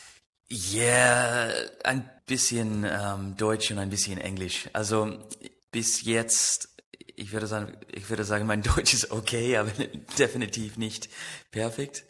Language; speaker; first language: German; non-native, learner; English